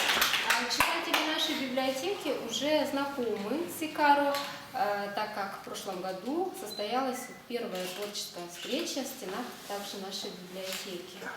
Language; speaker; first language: Russian; native; Russian